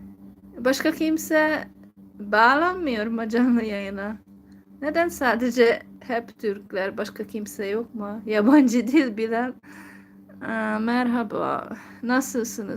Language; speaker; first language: Turkish; non-native, fluent; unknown